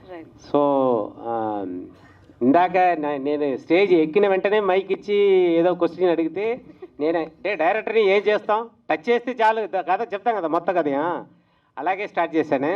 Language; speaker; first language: Telugu; native; Telugu